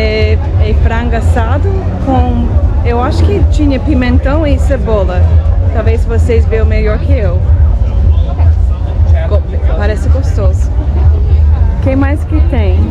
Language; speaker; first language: Portuguese; non-native, fluent; English